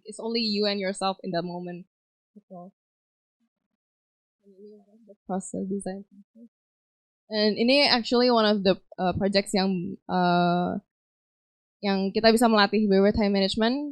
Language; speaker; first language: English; non-native, fluent; Indonesian